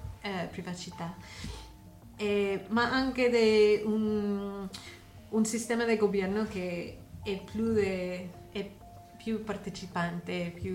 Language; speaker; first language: Italian; non-native, learner; English